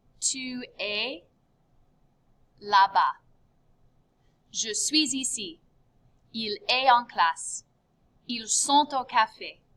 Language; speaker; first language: French; non-native, fluent; English